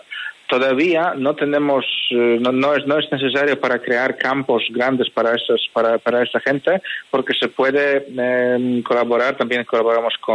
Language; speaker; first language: Spanish; non-native, fluent; Polish